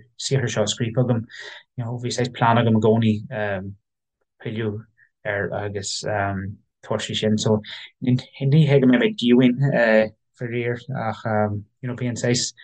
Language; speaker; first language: Irish; non-native, local second language; English